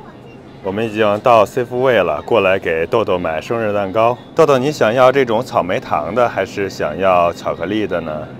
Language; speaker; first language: Chinese; native; Chinese